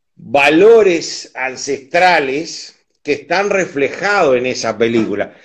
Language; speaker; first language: Spanish; native; Spanish